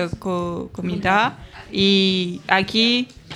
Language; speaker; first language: Spanish; non-native, learner; French